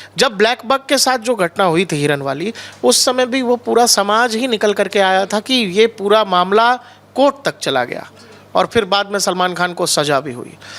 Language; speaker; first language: Hindi; native; Hindi